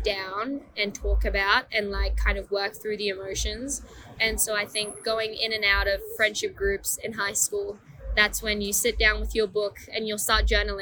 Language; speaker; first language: English; non-native, fluent; Persian